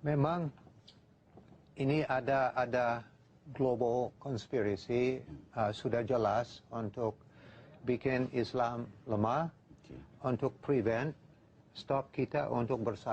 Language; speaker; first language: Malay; non-native, fluent; English